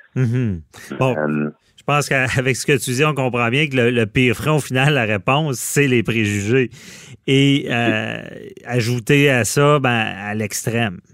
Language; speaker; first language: French; native; French